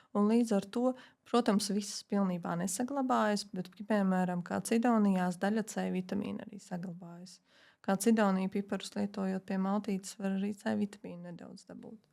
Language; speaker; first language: Latvian; native; Latvian